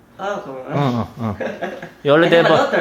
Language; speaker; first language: English; non-native, local second language; Cebuano